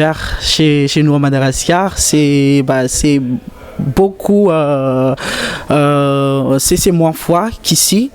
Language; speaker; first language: French; native; French